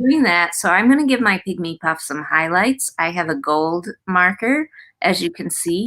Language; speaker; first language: English; native; English